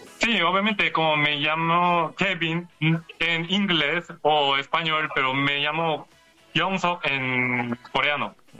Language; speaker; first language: Spanish; non-native, learner; Korean